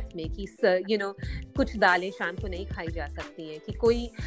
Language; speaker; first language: Hindi; non-native, local second language; Gujarati